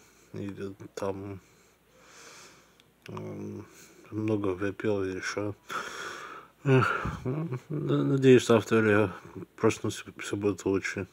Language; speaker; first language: Russian; early bilingual, heritage; Russian